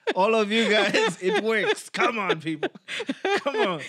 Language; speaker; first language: English; non-native, local second language; Nyanja